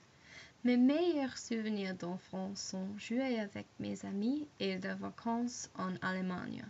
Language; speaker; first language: French; non-native, learner; English